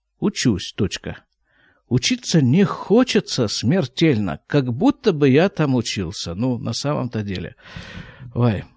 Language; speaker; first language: Russian; native; Russian